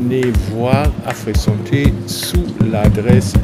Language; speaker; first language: French; non-native, learner; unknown